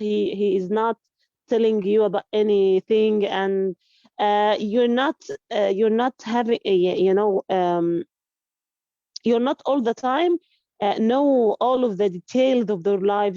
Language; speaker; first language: English; non-native, fluent; Arabic